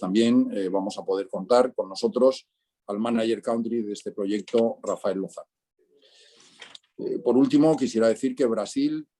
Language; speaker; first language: Spanish; native; Spanish